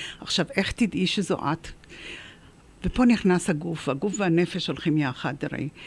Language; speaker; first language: Hebrew; early bilingual, other home language; Polish